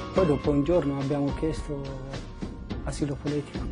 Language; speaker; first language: Italian; non-native, fluent; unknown